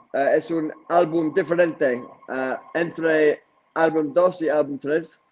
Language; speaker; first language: Spanish; non-native, learner; English